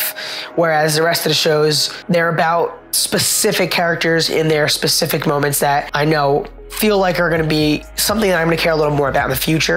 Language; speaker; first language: English; native; English